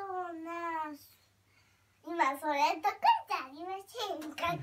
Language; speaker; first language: Japanese; early bilingual, other home language; Nepali